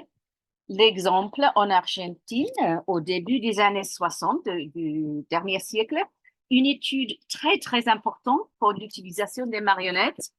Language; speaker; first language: French; non-native, fluent; English